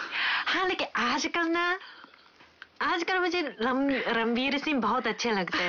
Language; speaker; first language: Hindi; non-native, fluent; Japanese